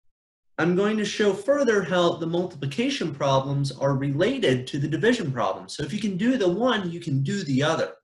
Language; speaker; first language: English; native; English